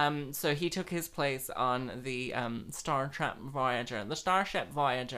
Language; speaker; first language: English; native; English